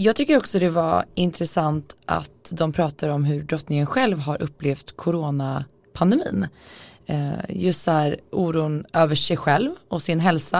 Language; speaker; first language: Swedish; native; Swedish